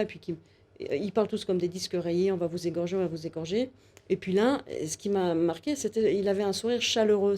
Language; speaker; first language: French; native; French